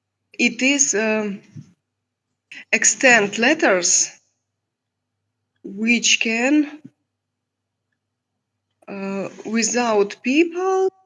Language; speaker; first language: English; non-native, learner; Russian